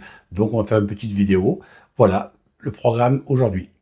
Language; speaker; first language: French; native; French